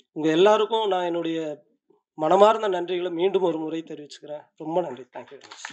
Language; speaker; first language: Tamil; native; Tamil